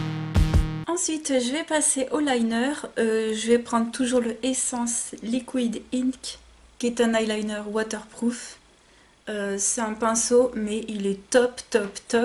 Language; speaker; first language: French; native; French